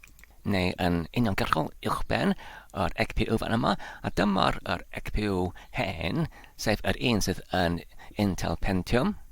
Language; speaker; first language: Welsh; non-native, learner; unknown